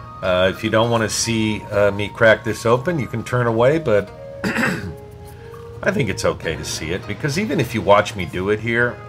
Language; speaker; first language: English; native; English